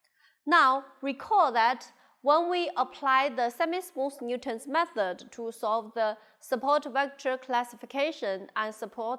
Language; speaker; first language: English; non-native, local second language; Chinese